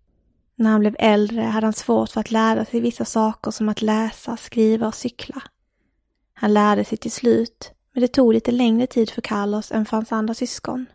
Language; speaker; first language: Swedish; native; Swedish